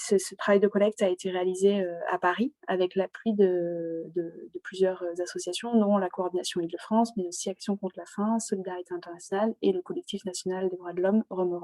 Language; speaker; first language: French; native; French